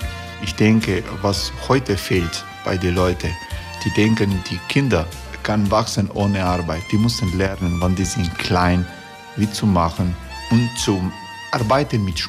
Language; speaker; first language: German; non-native, fluent; Croatian